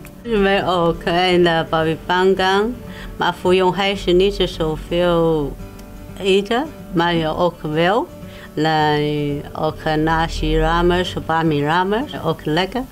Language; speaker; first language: Dutch; non-native, local second language; Chinese